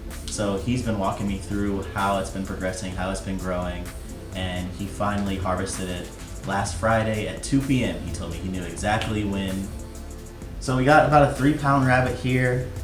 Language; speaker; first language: English; native; English